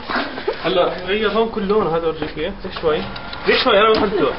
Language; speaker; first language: Arabic; early bilingual, heritage; Arabic